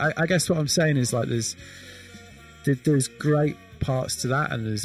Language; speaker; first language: English; native; English